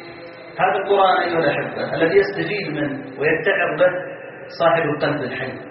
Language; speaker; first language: Arabic; native; Arabic